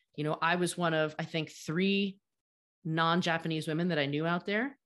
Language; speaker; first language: English; native; English